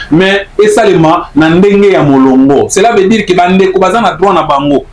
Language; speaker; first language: Lingala; native; Lingala